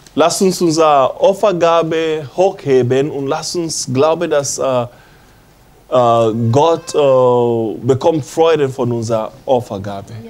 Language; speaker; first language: German; non-native, learner; English